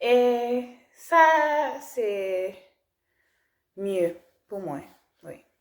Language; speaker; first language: French; non-native, learner; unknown